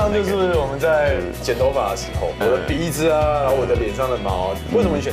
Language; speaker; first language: Chinese; native; Chinese